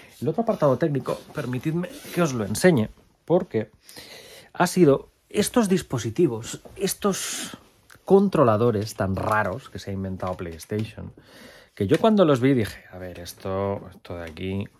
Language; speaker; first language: Spanish; native; Spanish